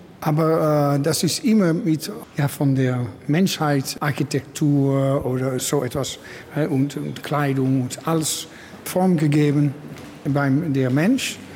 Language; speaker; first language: German; non-native, learner; Dutch